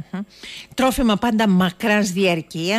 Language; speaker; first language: Greek; native; Greek